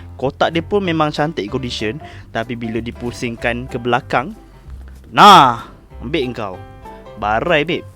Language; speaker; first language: Malay; native; Malay